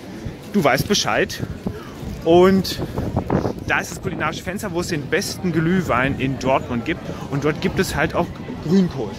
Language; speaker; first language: German; native; German